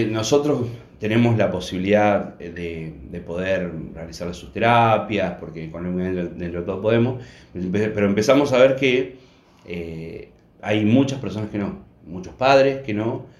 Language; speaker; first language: Spanish; native; Spanish